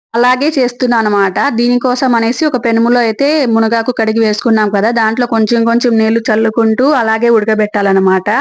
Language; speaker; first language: Telugu; native; Telugu